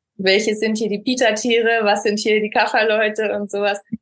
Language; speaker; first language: German; native; German